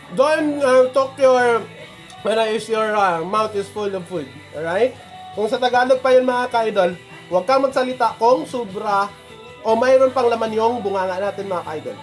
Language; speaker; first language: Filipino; non-native, local second language; Cebuano